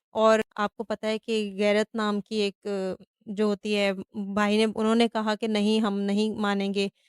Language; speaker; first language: Urdu; non-native, local second language; Sindhi